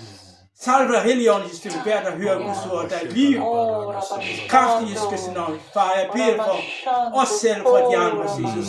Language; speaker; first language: Danish; non-native, fluent; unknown